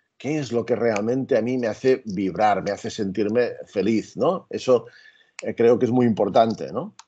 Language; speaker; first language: Spanish; native; Spanish